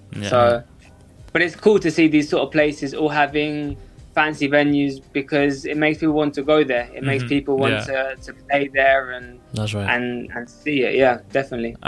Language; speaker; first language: English; native; English